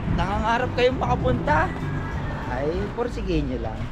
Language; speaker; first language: Filipino; native; Filipino